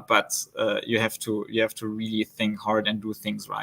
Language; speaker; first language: English; non-native, fluent; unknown